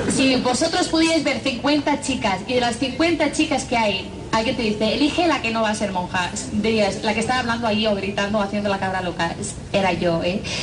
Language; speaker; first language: Spanish; non-native, fluent; English